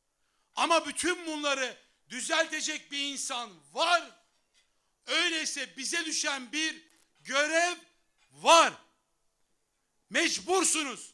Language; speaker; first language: Turkish; native; Turkish